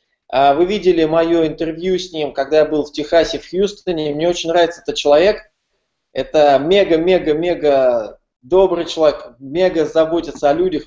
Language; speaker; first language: Russian; native; Russian